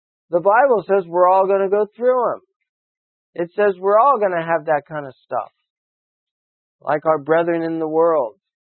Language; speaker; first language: English; native; English